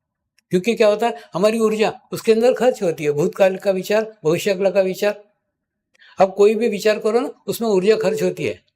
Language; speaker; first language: Hindi; native; Hindi